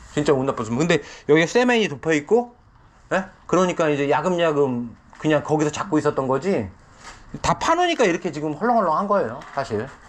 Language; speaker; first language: Korean; native; Korean